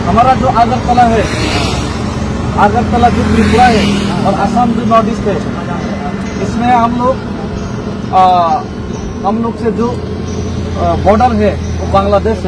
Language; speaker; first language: Hindi; non-native, local second language; Kok Borok